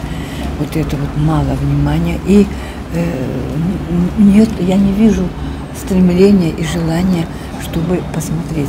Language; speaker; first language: Russian; non-native, local second language; Tajik